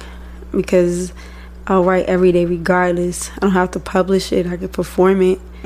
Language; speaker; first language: English; native; English